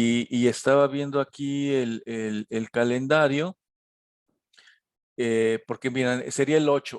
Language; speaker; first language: Spanish; native; Spanish